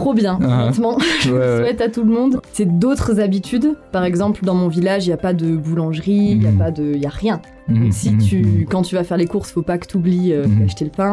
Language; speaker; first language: French; native; French